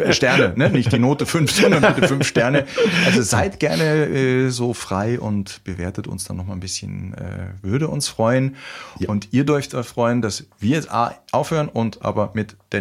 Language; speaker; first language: German; native; German